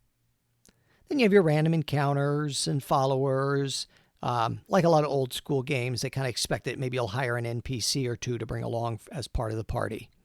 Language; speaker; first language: English; native; English